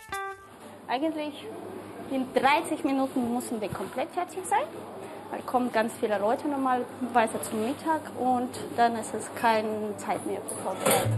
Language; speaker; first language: German; non-native, fluent; Russian